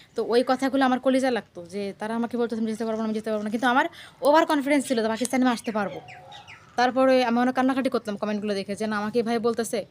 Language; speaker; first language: Bangla; native; Bangla